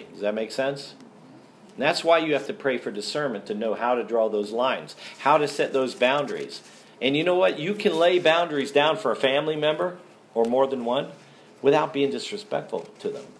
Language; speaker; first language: English; native; English